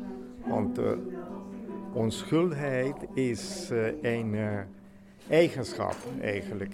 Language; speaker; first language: Dutch; non-native, learner; Spanish